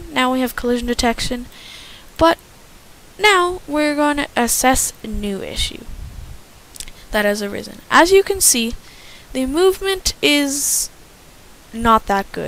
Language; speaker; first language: English; native; English